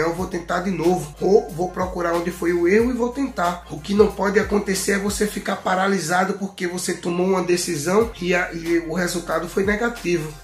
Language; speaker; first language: Portuguese; native; Portuguese